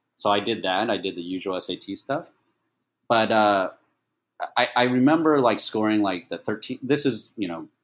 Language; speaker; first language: English; early bilingual, other home language; Chinese